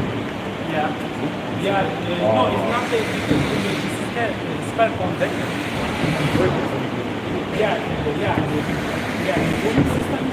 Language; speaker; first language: English; non-native, fluent; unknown